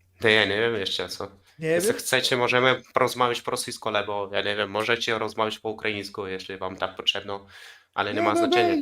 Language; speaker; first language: Polish; non-native, learner; Russian